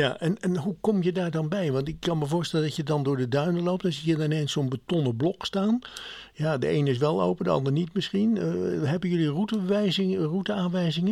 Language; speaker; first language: Dutch; native; Dutch